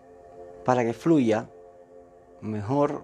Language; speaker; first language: Spanish; native; Spanish